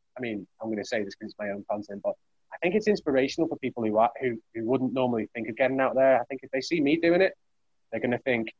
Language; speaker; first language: English; native; English